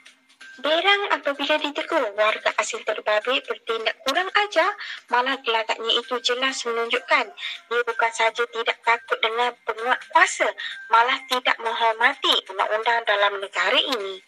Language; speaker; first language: Malay; native; Malay